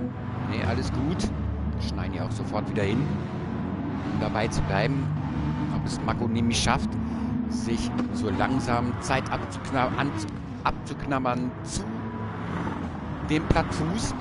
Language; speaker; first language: German; native; German